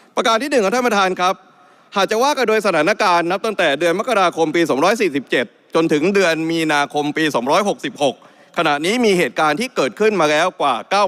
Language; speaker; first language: Thai; native; Thai